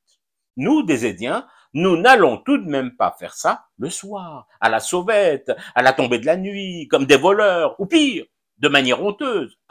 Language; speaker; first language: French; non-native, local second language; Arabic